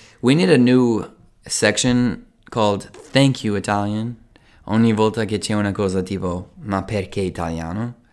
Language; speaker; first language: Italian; non-native, fluent; English